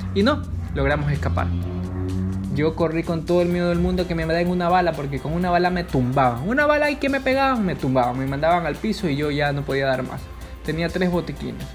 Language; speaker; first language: Spanish; native; Spanish